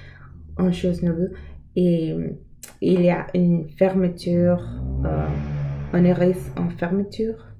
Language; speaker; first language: French; non-native, learner; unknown